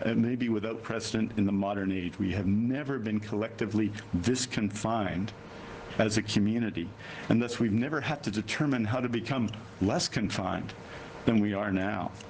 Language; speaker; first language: English; native; English